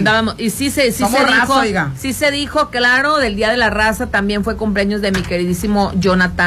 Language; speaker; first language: Spanish; native; Spanish